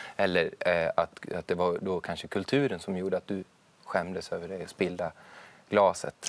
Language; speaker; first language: Swedish; native; Swedish